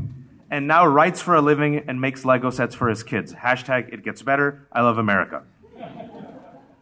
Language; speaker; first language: English; early bilingual, other home language; Urdu